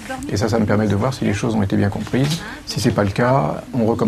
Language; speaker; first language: French; native; French